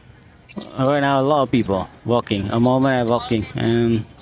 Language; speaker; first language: English; non-native, learner; Khmer